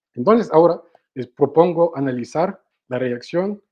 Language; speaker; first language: Spanish; non-native, fluent; Wolof